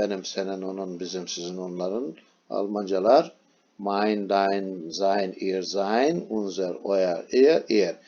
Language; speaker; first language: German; non-native, fluent; Turkish